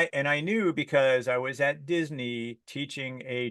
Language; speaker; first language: English; native; English